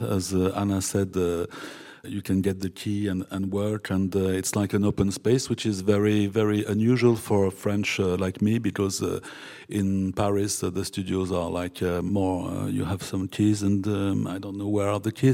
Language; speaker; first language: English; non-native, fluent; French